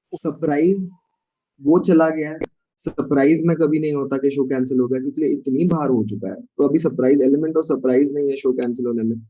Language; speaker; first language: Hindi; non-native, local second language; Sindhi